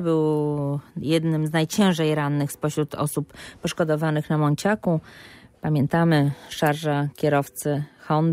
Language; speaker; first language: Polish; native; Polish